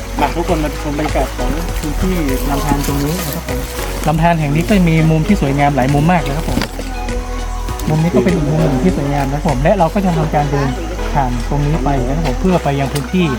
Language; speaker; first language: Thai; native; Thai